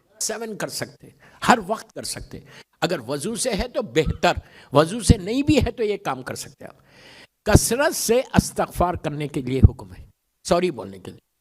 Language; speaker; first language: Urdu; native; Urdu